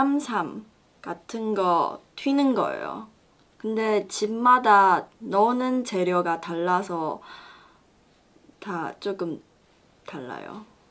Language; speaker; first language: Korean; non-native, learner; Chinese